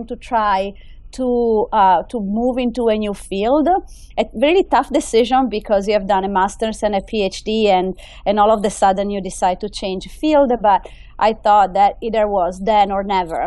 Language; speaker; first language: English; non-native, fluent; Italian